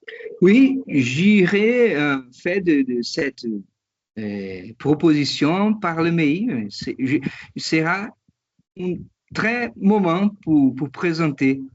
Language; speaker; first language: French; non-native, fluent; Portuguese